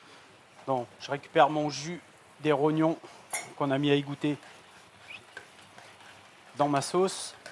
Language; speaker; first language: French; native; French